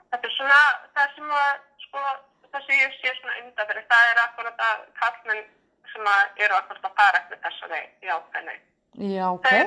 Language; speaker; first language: Icelandic; non-native, fluent; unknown